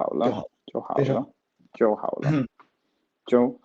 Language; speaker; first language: Chinese; non-native, learner; Swedish